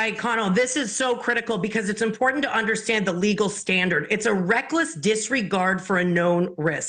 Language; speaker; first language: English; native; English